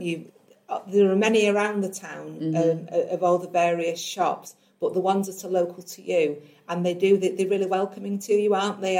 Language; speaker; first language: English; native; English